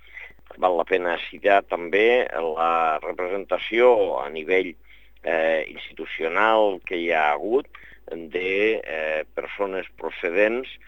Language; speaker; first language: Catalan; native; Catalan